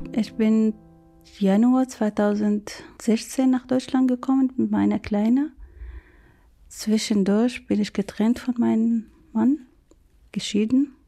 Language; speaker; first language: German; non-native, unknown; Arabic